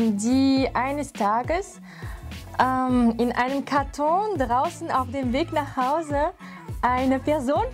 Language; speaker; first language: German; non-native, fluent; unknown